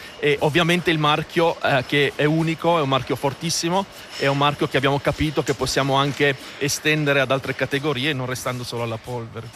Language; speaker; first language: Italian; native; Italian